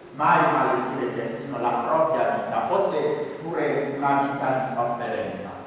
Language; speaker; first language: Italian; non-native, fluent; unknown